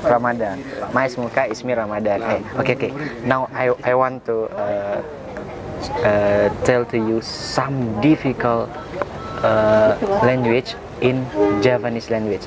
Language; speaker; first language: English; non-native, learner; Indonesian